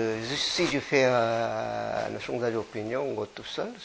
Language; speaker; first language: French; non-native, learner; Korean